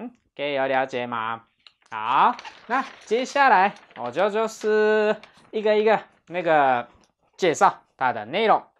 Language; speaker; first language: Chinese; non-native, fluent; Japanese